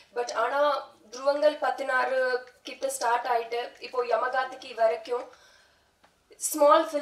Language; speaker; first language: Tamil; non-native, fluent; Telugu